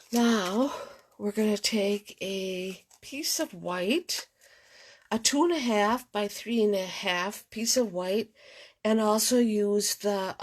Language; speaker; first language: English; native; English